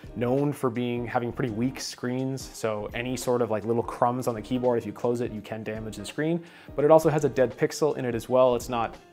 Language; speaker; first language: English; native; English